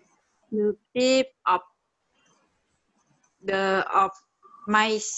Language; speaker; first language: English; non-native, learner; Vietnamese